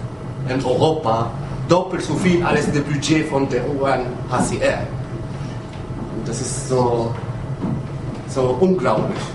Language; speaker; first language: German; non-native, fluent; Arabic